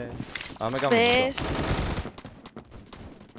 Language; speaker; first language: Spanish; native; Spanish